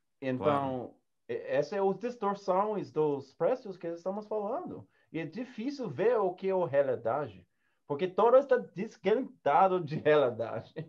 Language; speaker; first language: Portuguese; non-native, learner; English